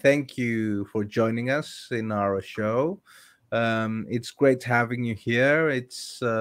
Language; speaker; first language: English; non-native, fluent; Greek